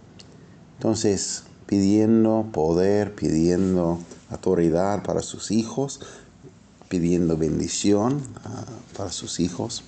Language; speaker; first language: Spanish; non-native, fluent; English